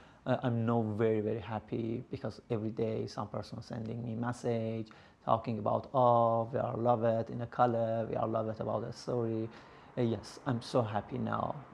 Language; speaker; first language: English; non-native, learner; Persian